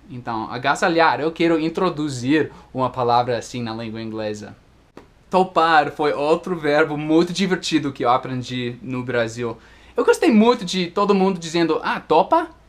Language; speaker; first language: Portuguese; non-native, fluent; English